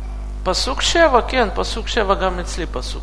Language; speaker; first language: Hebrew; non-native, fluent; Russian